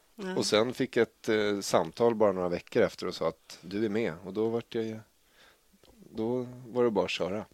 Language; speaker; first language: Swedish; native; Swedish